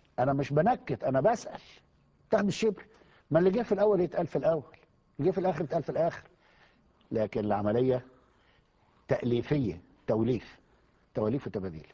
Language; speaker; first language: Arabic; native; Arabic